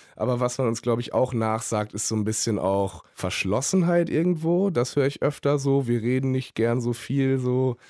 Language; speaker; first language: German; native; German